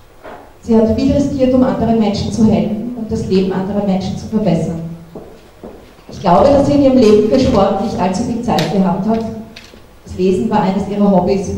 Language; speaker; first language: German; native; German